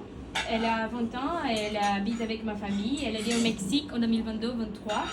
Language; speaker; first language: French; non-native, learner; Portuguese